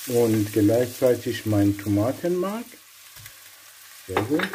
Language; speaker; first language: German; non-native, learner; Persian